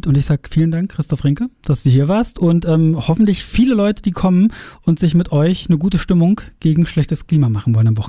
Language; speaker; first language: German; native; German